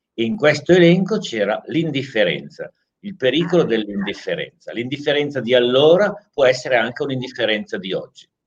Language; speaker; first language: Italian; native; Italian